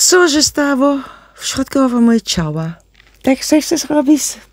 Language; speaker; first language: Polish; non-native, learner; Dutch